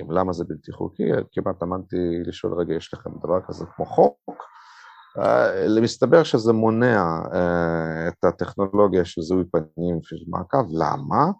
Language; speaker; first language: Hebrew; non-native, fluent; Russian